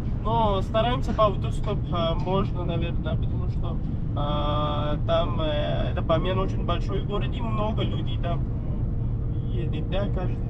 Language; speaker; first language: Russian; non-native, learner; Kyrgyz